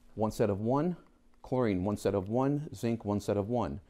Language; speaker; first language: English; native; English